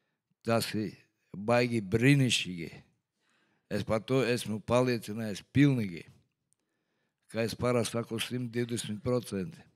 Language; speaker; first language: Latvian; non-native, local second language; Russian